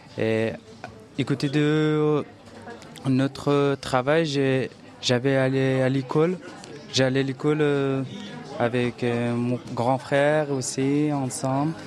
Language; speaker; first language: French; non-native, learner; Persian